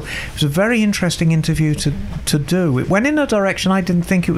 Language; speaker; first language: English; native; English